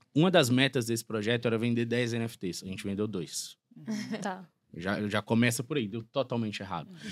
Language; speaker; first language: Portuguese; native; Portuguese